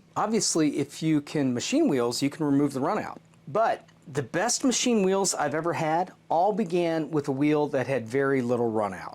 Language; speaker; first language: English; native; English